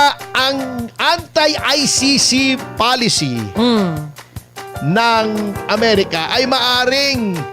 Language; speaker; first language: Filipino; native; Filipino